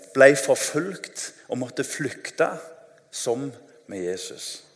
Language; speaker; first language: Norwegian; native; Norwegian